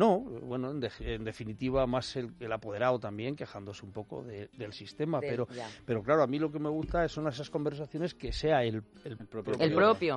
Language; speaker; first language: Spanish; native; Spanish